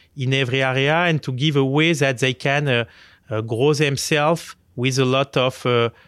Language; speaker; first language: English; non-native, fluent; French